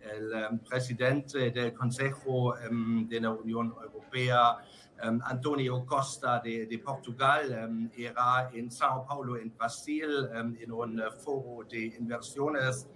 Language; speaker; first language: Spanish; non-native, fluent; German